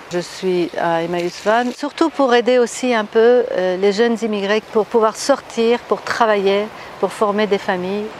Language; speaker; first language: French; non-native, fluent; Persian